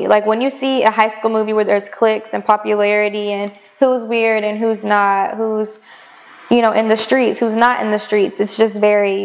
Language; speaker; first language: English; native; English